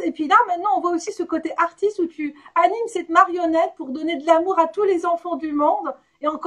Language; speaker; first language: French; native; French